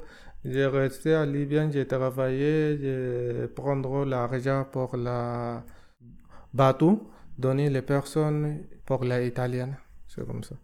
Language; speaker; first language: French; non-native, learner; Arabic